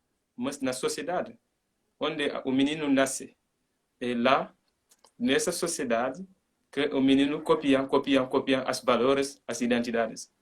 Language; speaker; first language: Portuguese; non-native, learner; Mandingo